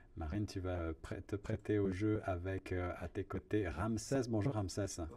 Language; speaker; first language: French; native; French